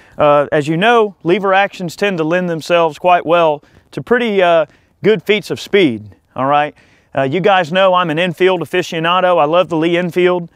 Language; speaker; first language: English; native; English